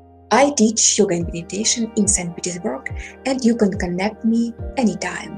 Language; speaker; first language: English; non-native, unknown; Russian